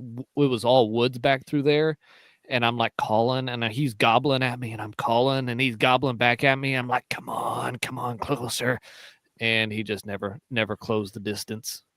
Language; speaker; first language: English; native; English